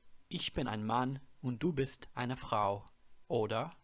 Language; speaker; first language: German; non-native, fluent; English